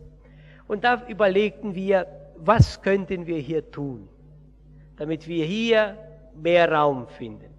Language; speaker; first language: German; early bilingual, heritage; Portuguese